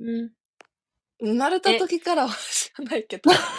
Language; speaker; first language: Japanese; non-native, fluent; Korean